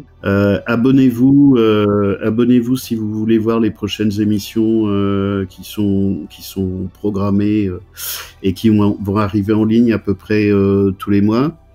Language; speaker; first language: French; native; French